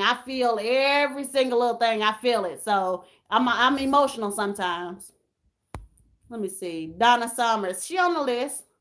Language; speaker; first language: English; native; English